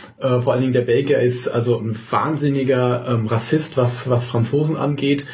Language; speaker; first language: German; native; German